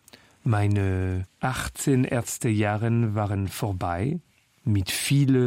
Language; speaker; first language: German; non-native, fluent; French